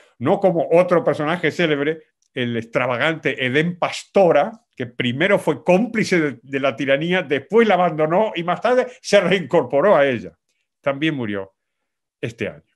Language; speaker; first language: Spanish; native; Spanish